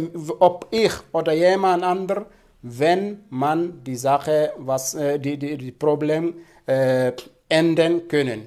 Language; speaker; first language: German; non-native, fluent; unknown